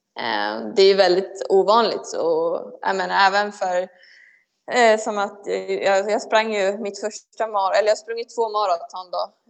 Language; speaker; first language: Swedish; native; Swedish